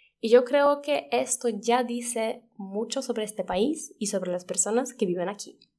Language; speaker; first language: Spanish; non-native, fluent; Polish